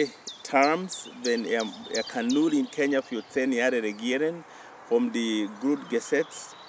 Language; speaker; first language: German; non-native, learner; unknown